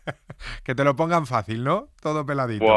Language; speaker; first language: Spanish; native; Spanish